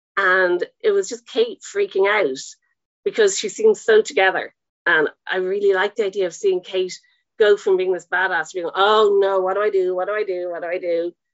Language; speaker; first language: English; native; English